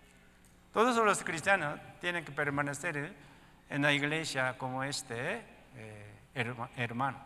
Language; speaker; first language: Spanish; non-native, learner; Korean